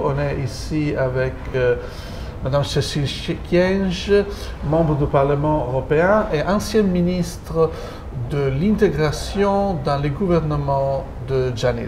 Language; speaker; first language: French; non-native, fluent; Italian